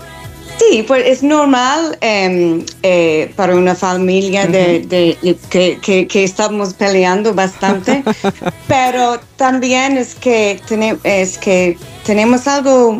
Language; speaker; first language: Spanish; non-native, fluent; English